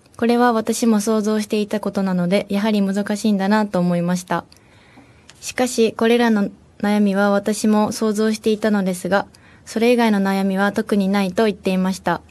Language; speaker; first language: Japanese; native; Japanese